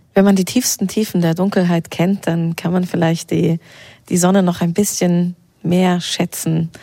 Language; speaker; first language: German; native; German